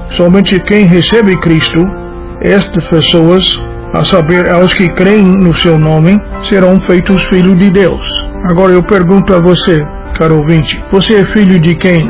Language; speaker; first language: Portuguese; non-native, fluent; English